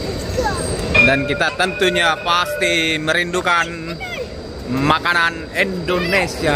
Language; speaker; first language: Indonesian; native; Indonesian